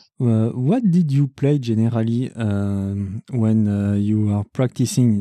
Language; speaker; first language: English; non-native, learner; French